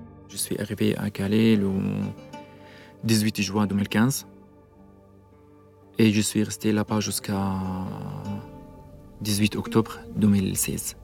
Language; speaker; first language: French; non-native, learner; Arabic